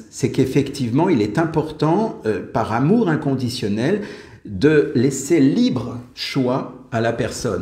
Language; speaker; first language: French; native; French